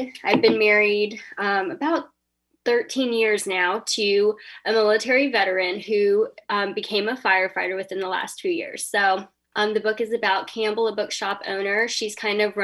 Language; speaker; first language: English; native; English